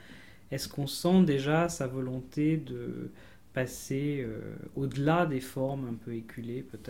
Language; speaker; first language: French; native; French